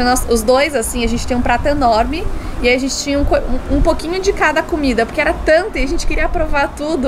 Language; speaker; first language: Portuguese; native; Portuguese